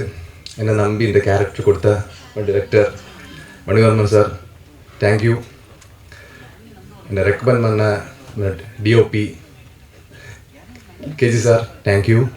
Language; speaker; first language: Tamil; non-native, learner; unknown